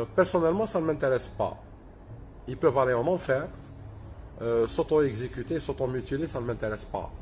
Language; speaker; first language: French; non-native, local second language; Arabic